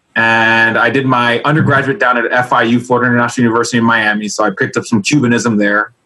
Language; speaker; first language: English; early bilingual, other home language; Spanish